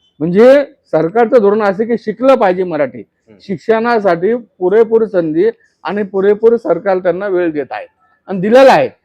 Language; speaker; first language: Marathi; native; Marathi